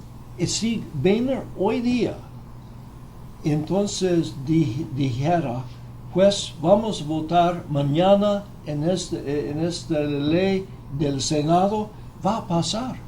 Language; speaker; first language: Spanish; non-native, fluent; English